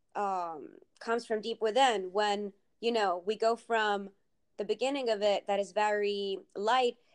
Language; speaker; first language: English; early bilingual, other home language; Italian